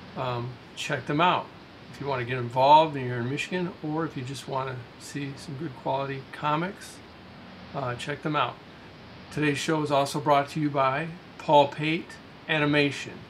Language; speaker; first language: English; native; English